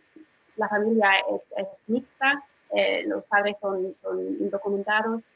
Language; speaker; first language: Spanish; non-native, fluent; English